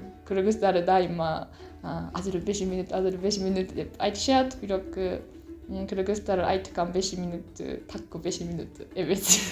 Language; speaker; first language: Kyrgyz; non-native, learner; Japanese